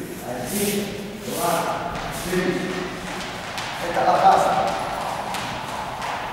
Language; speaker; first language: Russian; non-native, learner; Serbian